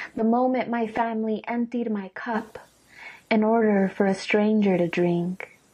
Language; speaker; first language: English; early bilingual, other home language; Spanish